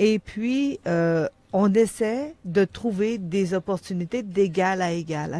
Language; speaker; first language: French; native; French